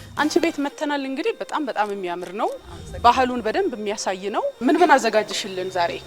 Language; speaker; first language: Amharic; native; Amharic